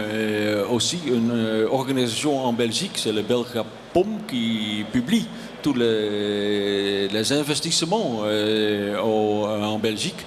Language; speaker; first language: French; non-native, learner; Dutch